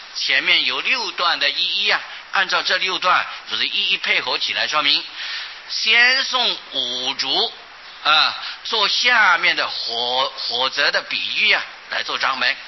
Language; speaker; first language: Chinese; non-native, local second language; Hakka Chinese